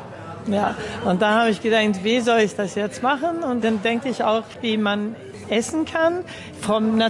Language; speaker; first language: German; early bilingual, other home language; Swedish